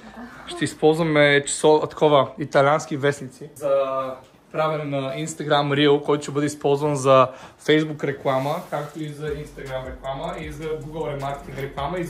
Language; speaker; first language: Bulgarian; native; Bulgarian